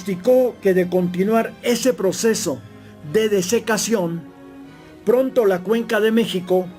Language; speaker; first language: Spanish; native; Spanish